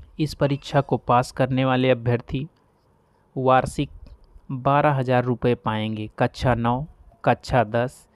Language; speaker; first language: Hindi; native; Hindi